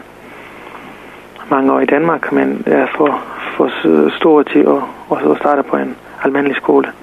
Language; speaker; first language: Danish; non-native, fluent; Serbian